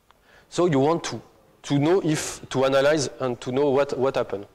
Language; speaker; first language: English; non-native, fluent; French